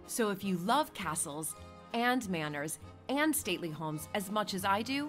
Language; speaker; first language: English; native; English